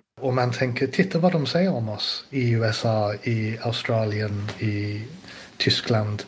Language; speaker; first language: Swedish; non-native, fluent; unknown